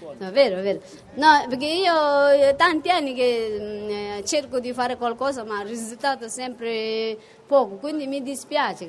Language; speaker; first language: Italian; non-native, fluent; Tibetan